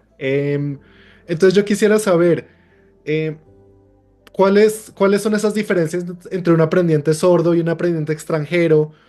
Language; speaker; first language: Spanish; native; Spanish